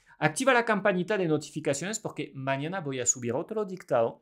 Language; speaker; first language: Spanish; non-native, fluent; French